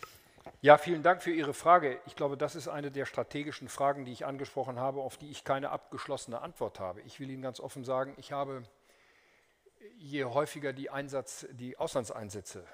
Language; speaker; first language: German; native; German